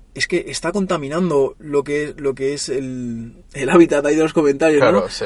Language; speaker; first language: Spanish; native; Spanish